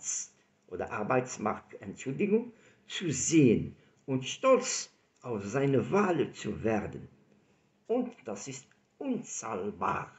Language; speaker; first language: German; non-native, fluent; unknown